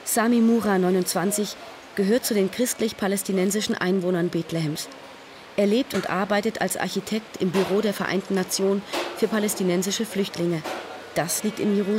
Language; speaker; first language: German; native; German